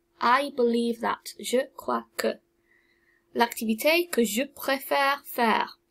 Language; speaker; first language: French; non-native, fluent; English